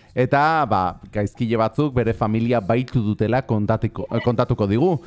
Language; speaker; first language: Basque; native; Basque